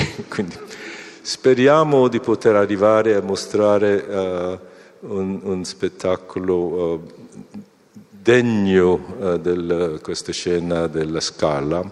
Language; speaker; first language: Italian; non-native, fluent; Korean